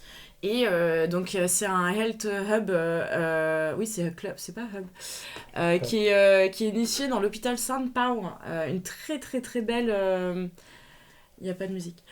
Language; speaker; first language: French; native; French